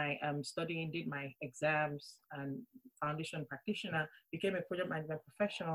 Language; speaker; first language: English; non-native, local second language; Yoruba